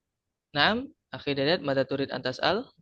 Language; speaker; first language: Arabic; non-native, fluent; Indonesian